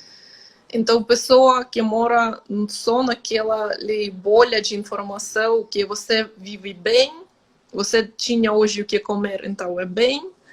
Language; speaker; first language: Portuguese; non-native, fluent; Ukrainian